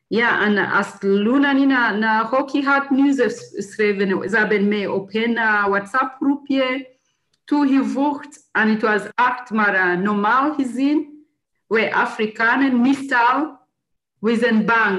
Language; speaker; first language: Dutch; non-native, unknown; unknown